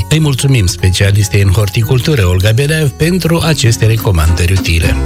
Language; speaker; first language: Romanian; native; Romanian